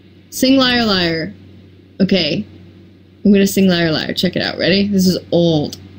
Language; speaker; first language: English; native; English